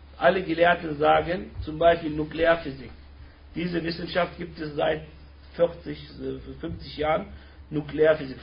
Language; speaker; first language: German; early bilingual, other home language; Turkish